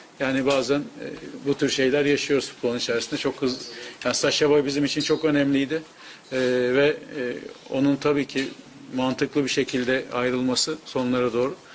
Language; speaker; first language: Turkish; native; Turkish